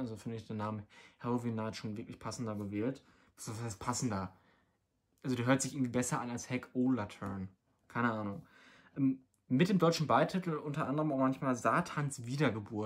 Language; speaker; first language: German; native; German